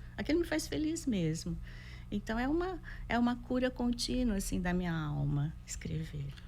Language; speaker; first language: Portuguese; native; Portuguese